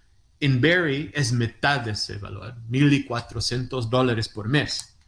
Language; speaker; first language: Spanish; non-native, fluent; Portuguese